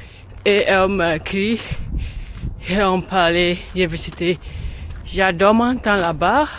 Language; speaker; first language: French; non-native, learner; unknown